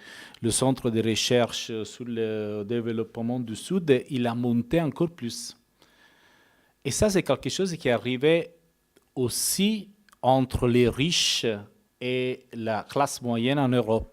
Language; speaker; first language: French; non-native, fluent; Italian